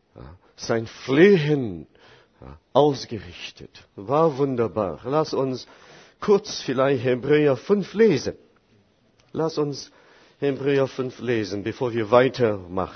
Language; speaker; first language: German; non-native, fluent; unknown